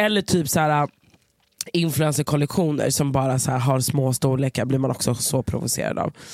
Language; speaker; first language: Swedish; native; Swedish